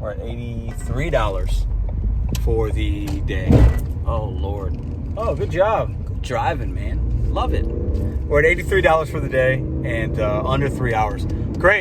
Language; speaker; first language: English; native; English